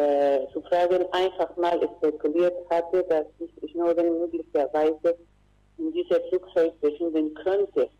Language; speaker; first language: German; non-native, learner; Spanish